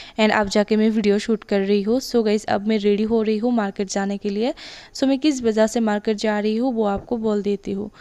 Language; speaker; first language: Hindi; non-native, local second language; Bangla